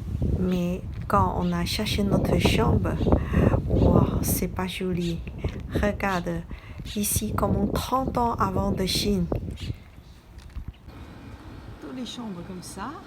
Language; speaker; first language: French; non-native, learner; Chinese